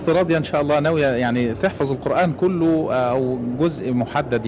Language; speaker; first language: Arabic; native; Arabic